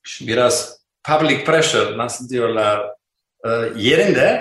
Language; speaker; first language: Turkish; non-native, learner; Albanian